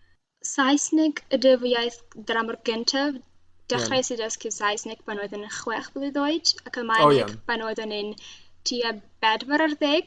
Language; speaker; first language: Welsh; non-native, learner; Russian